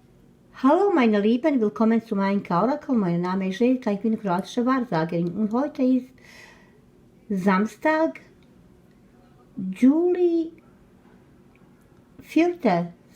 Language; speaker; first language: German; non-native, learner; Croatian